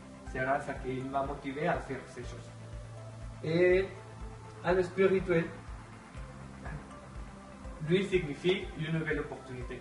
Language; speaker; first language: French; non-native, learner; Spanish